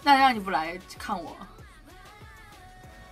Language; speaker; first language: Chinese; non-native, fluent; Korean